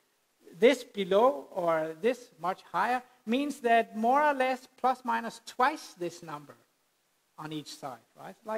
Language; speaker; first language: English; non-native, fluent; Danish